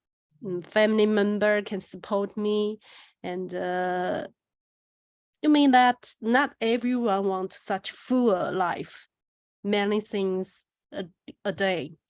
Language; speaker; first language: English; non-native, learner; Chinese